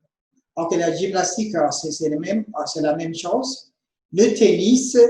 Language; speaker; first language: French; non-native, fluent; Amharic